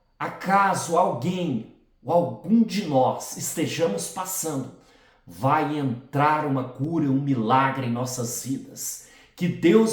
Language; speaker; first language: Portuguese; native; Portuguese